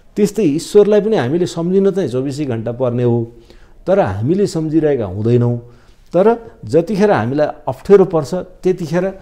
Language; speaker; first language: Nepali; native; Nepali